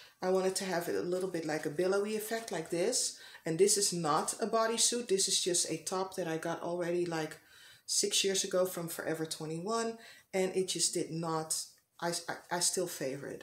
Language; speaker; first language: English; non-native, fluent; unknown